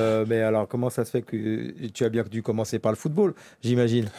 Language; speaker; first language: French; native; French